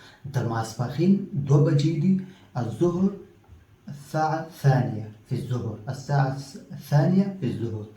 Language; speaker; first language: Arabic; non-native, fluent; Pashto